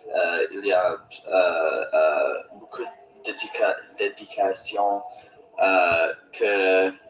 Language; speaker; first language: French; non-native, learner; English